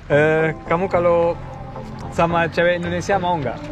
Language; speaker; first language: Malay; early bilingual, heritage; Indonesian